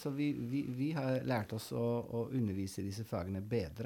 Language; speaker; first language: Norwegian; non-native, fluent; Italian